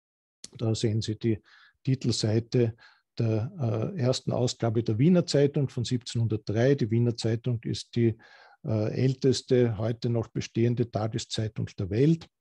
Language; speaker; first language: German; native; German